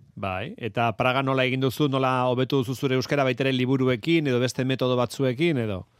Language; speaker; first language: Basque; native; Basque